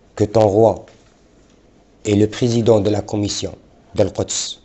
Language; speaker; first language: French; non-native, local second language; Arabic